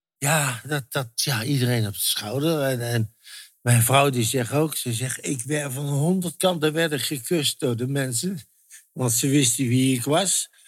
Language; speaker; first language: Dutch; native; Dutch